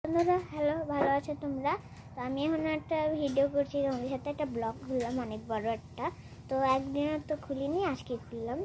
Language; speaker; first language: Bangla; native; Bangla